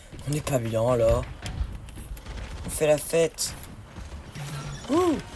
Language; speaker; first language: French; native; French